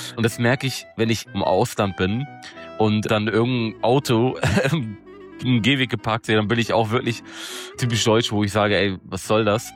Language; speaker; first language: German; native; German